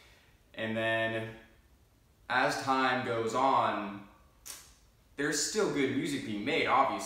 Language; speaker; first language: English; native; English